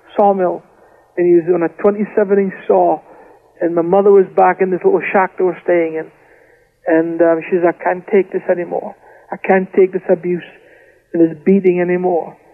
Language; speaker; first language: English; native; English